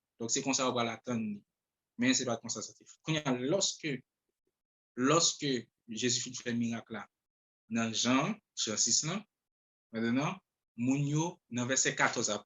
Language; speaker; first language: French; non-native, local second language; Haitian Creole